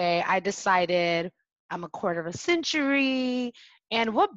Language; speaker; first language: English; early bilingual, other home language; French